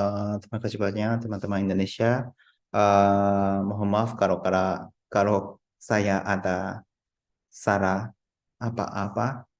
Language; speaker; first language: Indonesian; non-native, fluent; Japanese